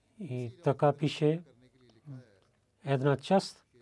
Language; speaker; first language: Bulgarian; non-native, learner; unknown